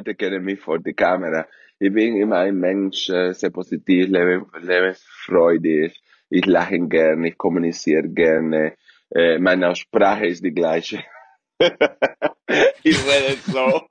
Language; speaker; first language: German; non-native, fluent; Spanish